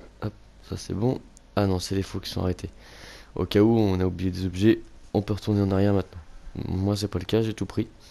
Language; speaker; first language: French; native; French